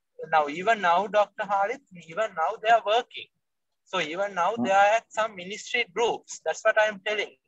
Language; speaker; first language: English; non-native, local second language; Sinhala